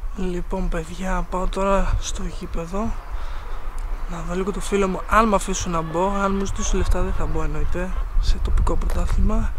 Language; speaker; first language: Greek; native; Greek